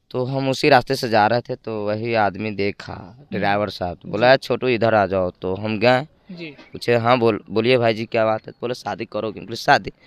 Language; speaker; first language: Hindi; native; Hindi